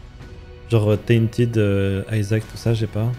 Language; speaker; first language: French; native; French